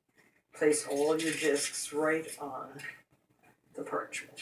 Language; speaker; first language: English; native; English